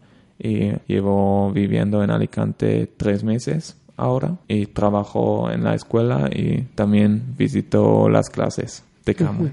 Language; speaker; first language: Spanish; non-native, learner; German